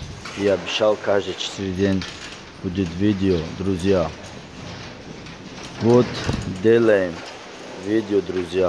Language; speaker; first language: Russian; non-native, fluent; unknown